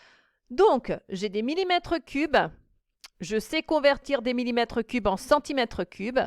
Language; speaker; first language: French; native; French